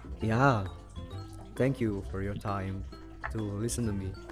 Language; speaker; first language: English; non-native, fluent; Indonesian